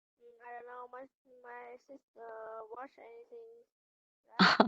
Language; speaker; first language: English; non-native, learner; Vietnamese